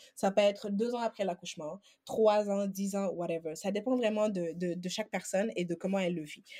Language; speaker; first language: French; non-native, local second language; Wolof